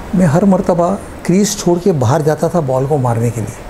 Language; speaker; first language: Hindi; non-native, local second language; Gujarati